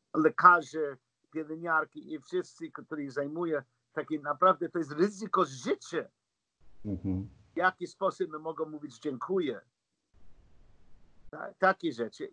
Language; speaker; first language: Polish; non-native, learner; English